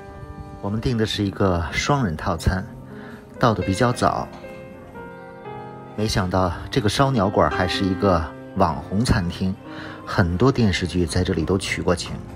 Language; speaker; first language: Chinese; native; Chinese